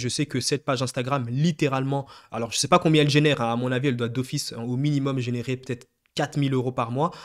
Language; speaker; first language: French; native; French